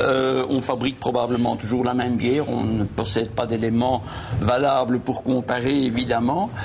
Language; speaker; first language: French; native; French